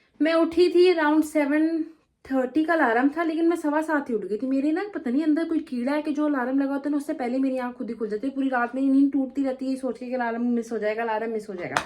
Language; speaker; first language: Urdu; non-native, local second language; Punjabi